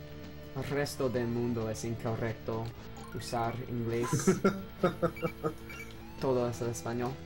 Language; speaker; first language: Spanish; non-native, learner; English